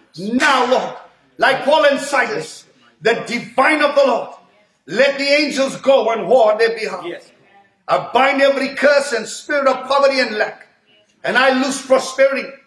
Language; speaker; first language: English; native; English